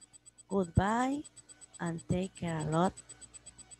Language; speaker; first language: English; non-native, learner; Spanish